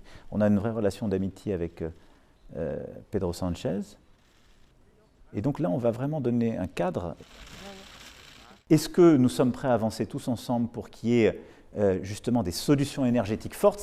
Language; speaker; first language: French; native; French